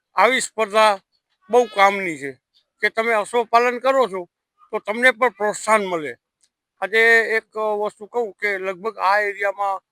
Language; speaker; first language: Gujarati; native; Gujarati